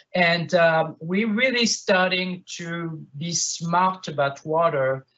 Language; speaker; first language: English; non-native, fluent; French